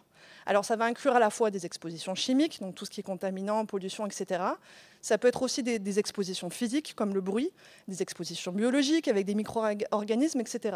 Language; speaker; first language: French; native; French